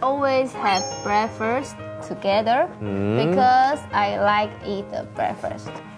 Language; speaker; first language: English; non-native, learner; Chinese